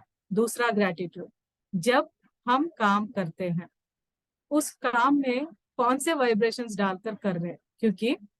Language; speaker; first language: Hindi; native; Hindi